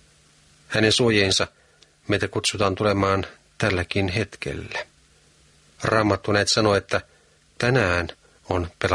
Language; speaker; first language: Finnish; native; Finnish